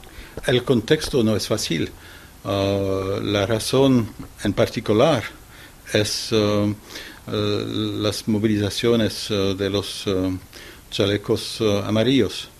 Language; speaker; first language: Spanish; non-native, fluent; French